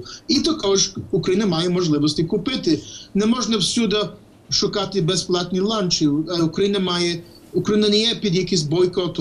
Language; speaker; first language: Ukrainian; non-native, fluent; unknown